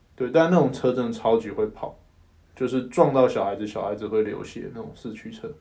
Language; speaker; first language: Chinese; non-native, local second language; Min Nan Chinese